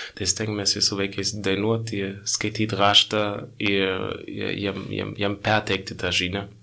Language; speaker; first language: Lithuanian; non-native, fluent; German